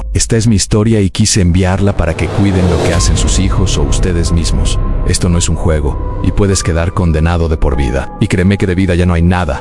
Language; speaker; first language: Spanish; native; Spanish